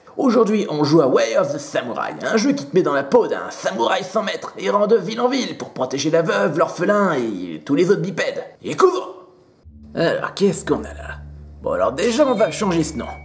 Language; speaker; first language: French; native; French